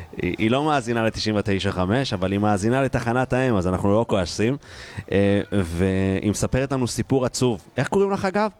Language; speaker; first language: Hebrew; native; Hebrew